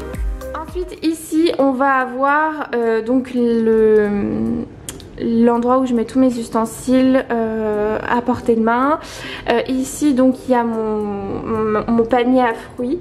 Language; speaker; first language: French; native; French